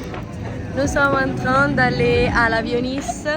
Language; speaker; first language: French; non-native, learner; Italian